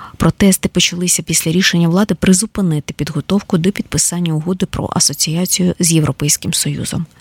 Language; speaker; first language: Ukrainian; native; Ukrainian